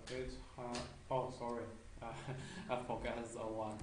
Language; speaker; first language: English; non-native, learner; Chinese